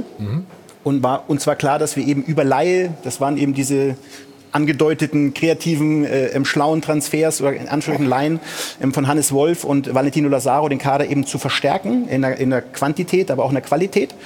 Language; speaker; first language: German; native; German